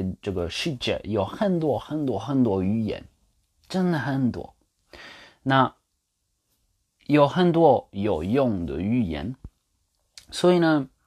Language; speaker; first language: Chinese; non-native, learner; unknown